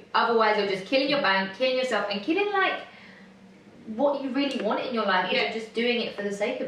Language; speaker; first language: English; native; English